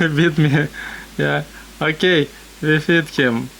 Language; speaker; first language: English; non-native, learner; Russian